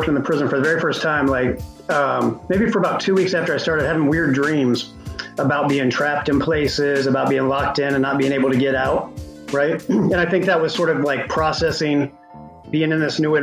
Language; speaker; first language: English; native; English